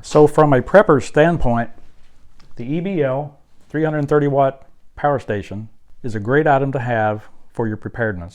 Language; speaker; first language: English; native; English